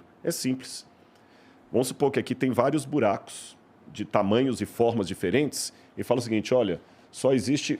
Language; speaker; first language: Portuguese; native; Portuguese